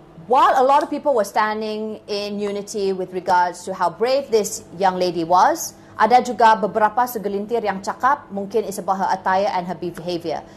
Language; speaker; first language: English; non-native, local second language; Malay